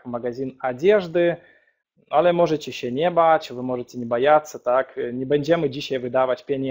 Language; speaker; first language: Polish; non-native, fluent; Russian